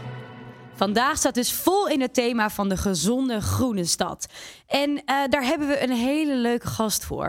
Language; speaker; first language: Dutch; native; Dutch